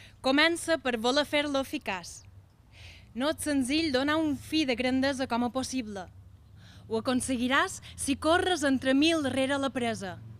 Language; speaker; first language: Catalan; native; Catalan